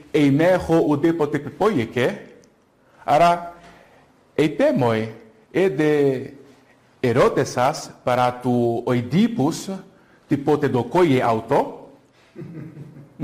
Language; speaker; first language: Greek; non-native, fluent; Portuguese